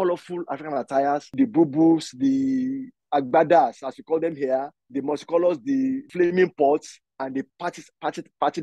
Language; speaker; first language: English; non-native, local second language; Yoruba